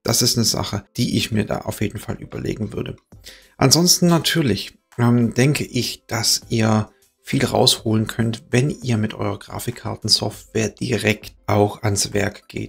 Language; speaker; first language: German; native; German